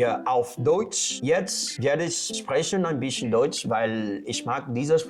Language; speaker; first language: German; non-native, learner; Portuguese